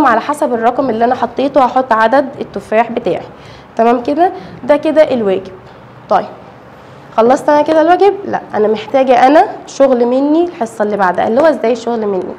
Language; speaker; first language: Arabic; native; Arabic